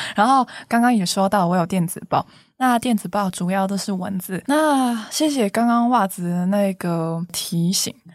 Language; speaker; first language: Chinese; non-native, local second language; Cantonese